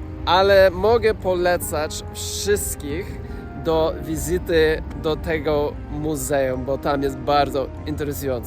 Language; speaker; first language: Polish; non-native, learner; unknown